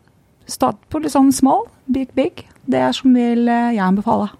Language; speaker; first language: Norwegian; non-native, fluent; Lithuanian